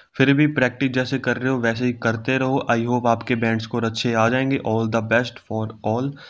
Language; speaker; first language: Hindi; native; Hindi